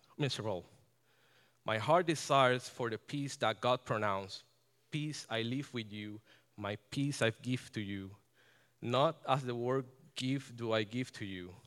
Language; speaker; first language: English; non-native, fluent; Spanish